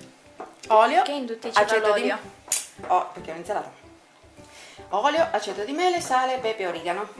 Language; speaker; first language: Italian; native; Italian